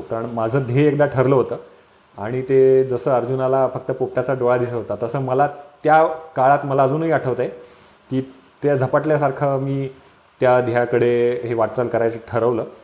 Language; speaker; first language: Marathi; native; Marathi